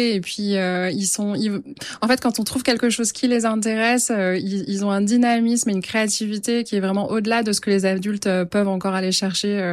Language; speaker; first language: French; native; French